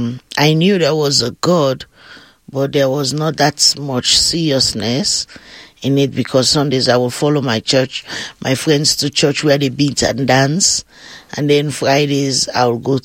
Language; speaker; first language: English; non-native, local second language; Krio